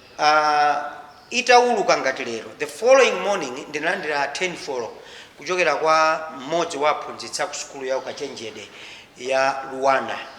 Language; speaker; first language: Nyanja; native; Nyanja